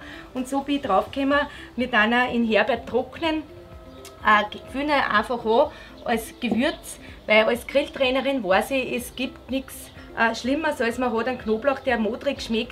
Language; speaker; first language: German; native; German